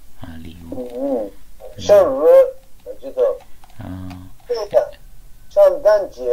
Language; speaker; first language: Chinese; non-native, learner; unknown